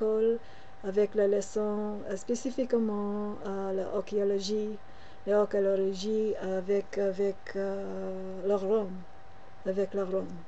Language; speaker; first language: French; non-native, learner; English